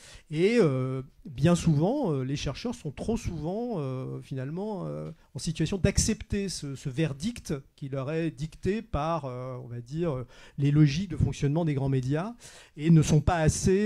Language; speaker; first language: French; native; French